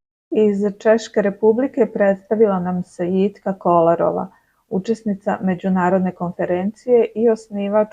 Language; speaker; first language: Serbian; native; Serbian